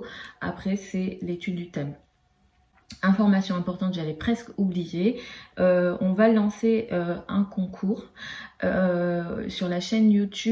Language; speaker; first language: French; native; French